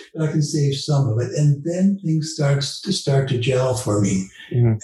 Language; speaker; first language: English; early bilingual, other home language; Dutch